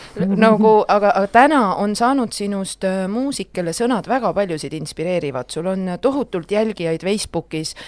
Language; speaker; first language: Estonian; native; Estonian